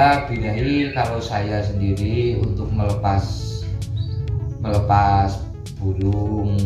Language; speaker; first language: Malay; non-native, local second language; Javanese